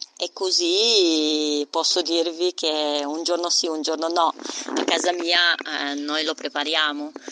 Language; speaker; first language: Italian; non-native, fluent; Romanian